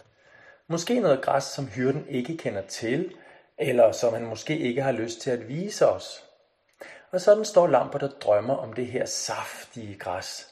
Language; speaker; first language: Danish; native; Danish